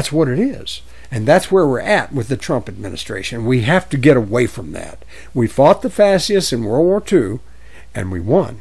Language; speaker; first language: English; native; English